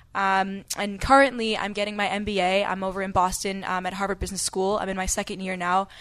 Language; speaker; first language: English; native; English